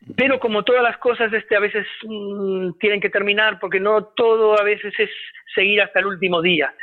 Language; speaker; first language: Spanish; native; Spanish